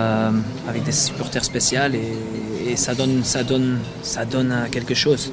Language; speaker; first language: French; non-native, fluent; Dutch